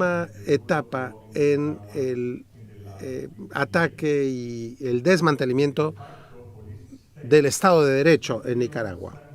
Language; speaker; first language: Spanish; native; Spanish